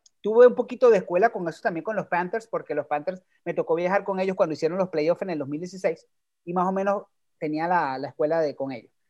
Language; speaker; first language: Spanish; native; Spanish